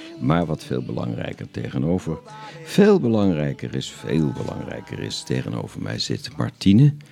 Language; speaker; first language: Dutch; native; Dutch